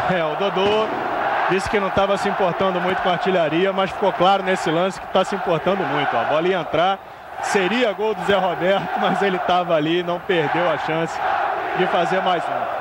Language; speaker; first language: Portuguese; native; Portuguese